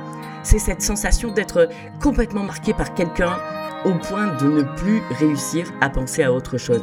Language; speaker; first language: French; native; French